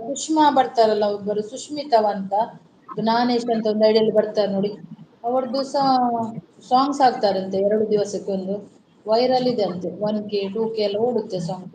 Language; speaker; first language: Kannada; non-native, local second language; Konkani